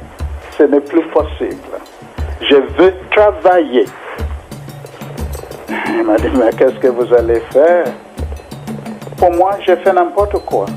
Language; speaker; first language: French; non-native, fluent; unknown